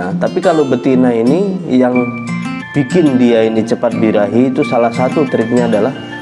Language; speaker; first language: Indonesian; non-native, local second language; Javanese